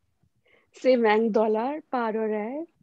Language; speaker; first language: French; non-native, learner; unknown